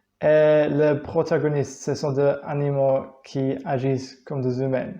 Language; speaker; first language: French; non-native, learner; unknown